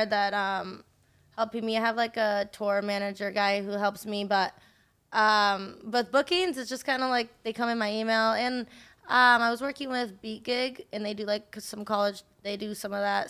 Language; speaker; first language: English; native; English